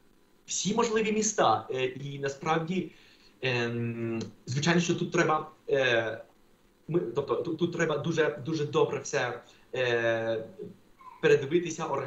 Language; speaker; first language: Ukrainian; non-native, fluent; Spanish